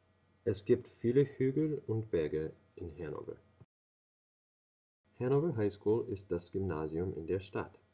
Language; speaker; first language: German; non-native, learner; English